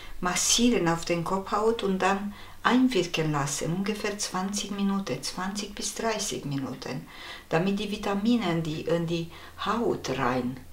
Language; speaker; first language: German; non-native, fluent; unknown